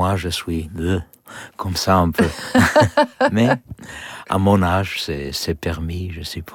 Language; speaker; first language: French; non-native, learner; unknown